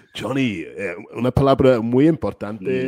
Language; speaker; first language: Spanish; non-native, fluent; English